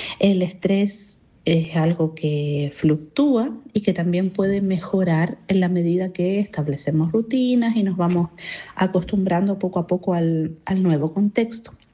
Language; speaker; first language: Spanish; native; Spanish